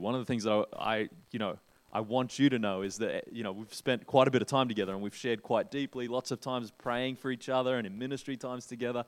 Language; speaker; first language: English; native; English